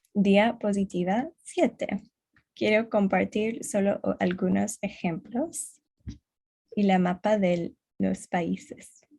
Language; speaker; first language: Spanish; non-native, learner; English